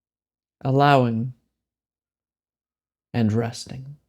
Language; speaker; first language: English; native; English